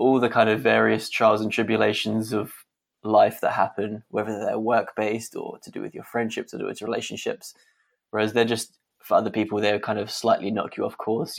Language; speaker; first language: English; native; English